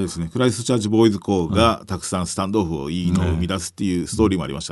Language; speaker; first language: Japanese; native; Japanese